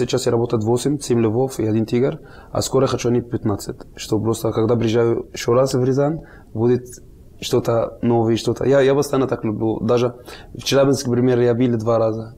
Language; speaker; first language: Russian; non-native, learner; Arabic